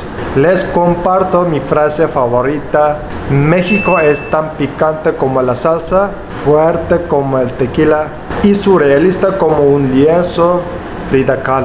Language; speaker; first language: Spanish; non-native, learner; Turkish